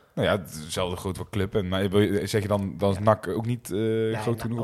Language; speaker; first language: Dutch; native; Dutch